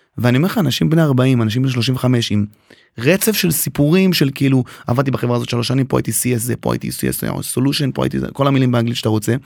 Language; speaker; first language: Hebrew; native; Hebrew